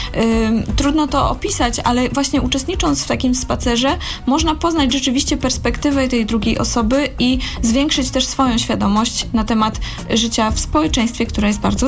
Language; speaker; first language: Polish; native; Polish